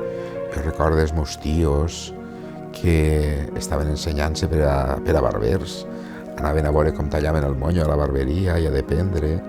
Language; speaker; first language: Catalan; native; Catalan